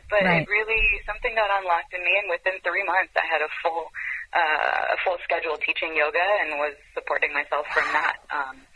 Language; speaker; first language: English; non-native, fluent; Hebrew